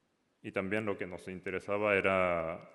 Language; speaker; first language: Spanish; non-native, learner; Japanese